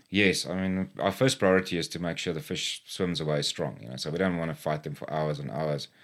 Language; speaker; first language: English; non-native, local second language; Afrikaans